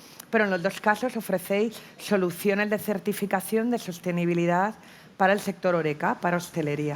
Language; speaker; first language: Spanish; native; Spanish